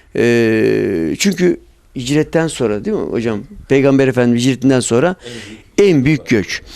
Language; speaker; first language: Turkish; native; Turkish